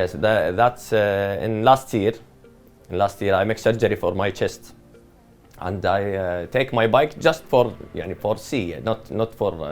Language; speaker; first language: English; non-native, learner; Arabic